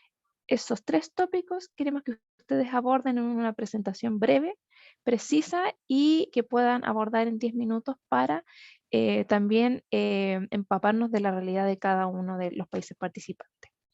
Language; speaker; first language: Spanish; native; Spanish